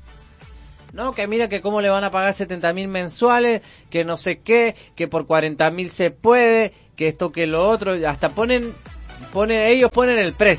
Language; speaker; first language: Spanish; native; Spanish